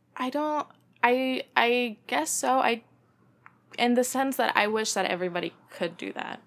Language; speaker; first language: English; early bilingual, other home language; Spanish